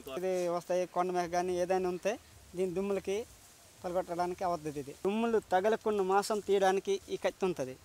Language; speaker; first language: Telugu; non-native, local second language; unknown